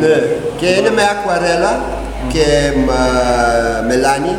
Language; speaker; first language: Greek; non-native, learner; English